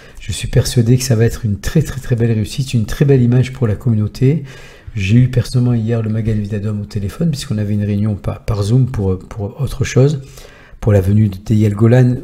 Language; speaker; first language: French; native; French